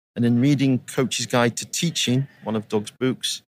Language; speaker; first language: English; native; English